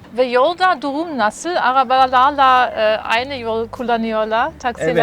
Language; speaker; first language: Turkish; non-native, fluent; German